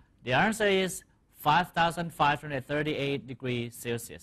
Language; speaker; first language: English; non-native, fluent; Thai